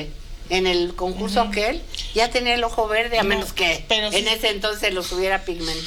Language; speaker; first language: Spanish; native; Spanish